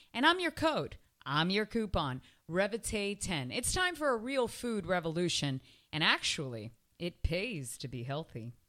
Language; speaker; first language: English; native; English